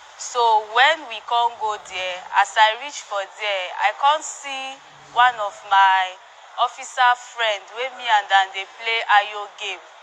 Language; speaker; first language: Nigerian Pidgin; native; Nigerian Pidgin